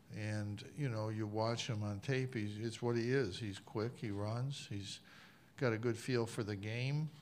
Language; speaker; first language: English; native; English